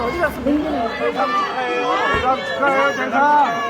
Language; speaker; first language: Korean; native; Korean